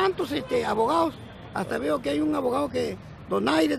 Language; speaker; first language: Spanish; native; Spanish